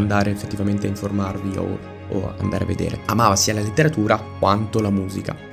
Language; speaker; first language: Italian; native; Italian